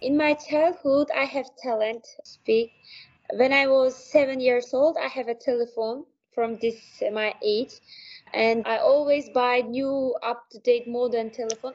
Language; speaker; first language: English; non-native, learner; Uzbek